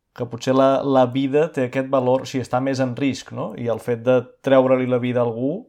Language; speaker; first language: Catalan; non-native, fluent; Portuguese